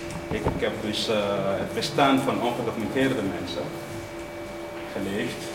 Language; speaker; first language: Dutch; non-native, fluent; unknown